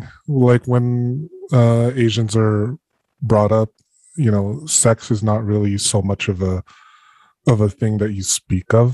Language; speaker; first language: English; non-native, local second language; Filipino